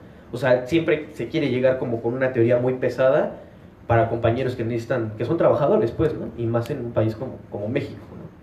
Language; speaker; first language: Spanish; native; Spanish